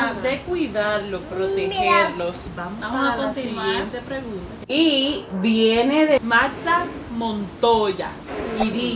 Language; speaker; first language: Spanish; native; Spanish